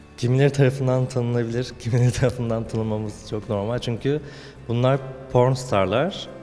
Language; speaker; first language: Turkish; native; Turkish